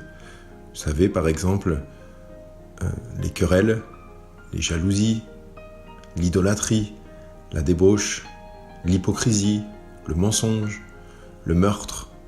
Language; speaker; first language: French; native; French